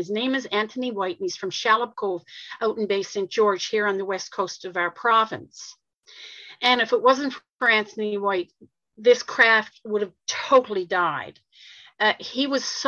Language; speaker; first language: English; native; English